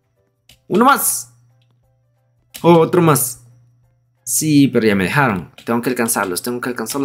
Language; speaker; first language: Spanish; native; Spanish